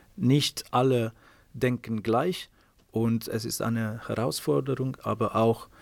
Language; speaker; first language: German; non-native, fluent; Italian